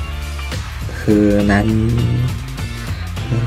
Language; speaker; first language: Korean; non-native, learner; Chinese